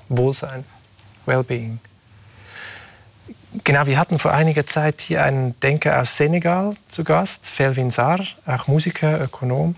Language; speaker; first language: German; native; German